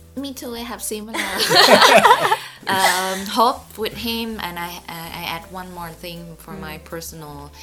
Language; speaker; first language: English; non-native, fluent; Vietnamese